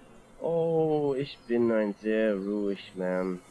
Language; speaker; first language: German; non-native, learner; English